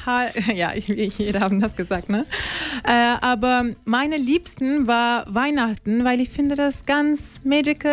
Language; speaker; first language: German; non-native, learner; Turkish